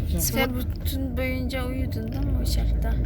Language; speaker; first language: Turkish; non-native, learner; Indonesian